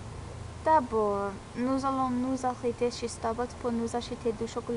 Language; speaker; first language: French; non-native, learner; English